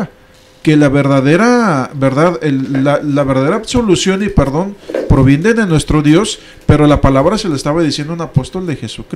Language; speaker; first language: Spanish; native; Spanish